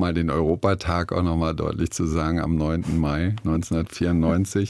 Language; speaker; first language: German; native; German